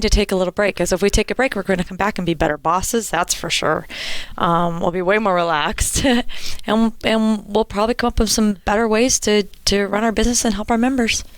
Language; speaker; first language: English; native; English